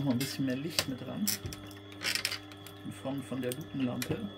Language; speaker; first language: German; native; German